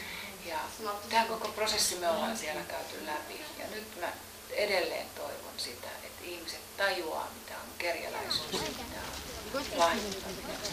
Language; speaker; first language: Finnish; native; Finnish